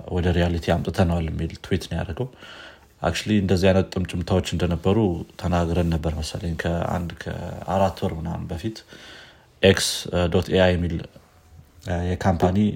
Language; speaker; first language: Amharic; native; Amharic